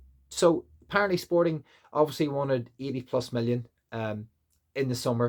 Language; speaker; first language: English; native; English